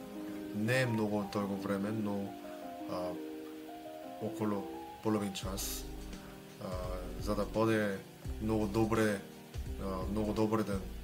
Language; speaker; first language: Bulgarian; non-native, learner; Korean